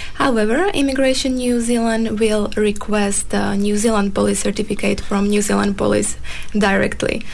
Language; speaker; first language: English; non-native, fluent; Slovak